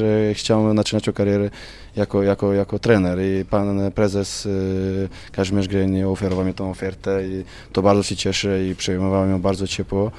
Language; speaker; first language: Polish; non-native, learner; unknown